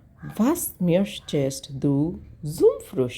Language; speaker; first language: German; non-native, learner; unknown